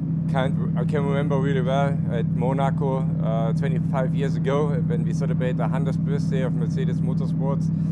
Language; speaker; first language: English; non-native, fluent; German